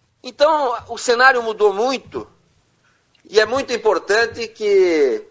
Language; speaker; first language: Portuguese; native; Portuguese